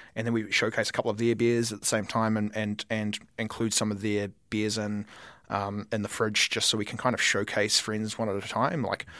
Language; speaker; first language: English; native; English